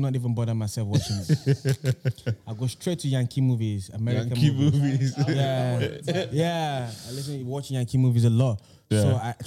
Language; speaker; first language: English; non-native, local second language; Igbo